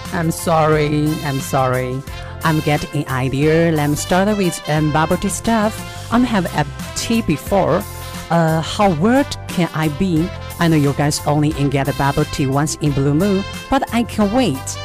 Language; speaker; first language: English; non-native, learner; Chinese